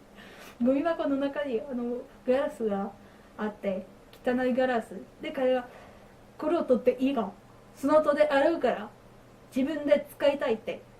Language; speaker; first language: Japanese; non-native, learner; French